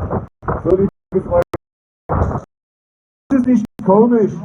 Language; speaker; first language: German; native; German